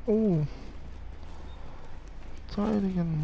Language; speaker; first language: German; native; German